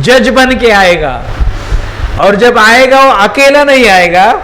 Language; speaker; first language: Hindi; non-native, local second language; Marathi